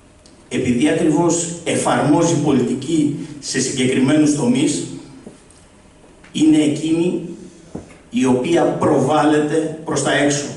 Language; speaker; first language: Greek; native; Greek